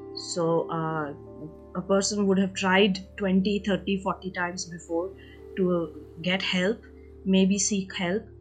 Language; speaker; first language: English; non-native, local second language; Hindi